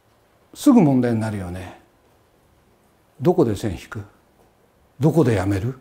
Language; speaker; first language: Japanese; native; Japanese